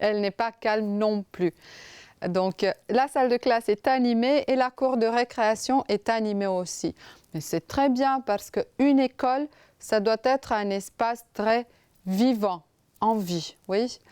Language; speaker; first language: French; non-native, fluent; Romanian